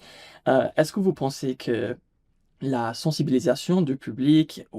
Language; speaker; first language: French; non-native, fluent; English